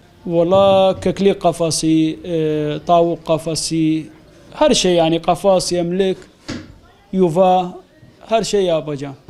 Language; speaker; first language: Turkish; non-native, learner; Arabic